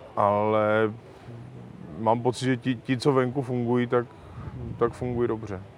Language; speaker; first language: Czech; native; Czech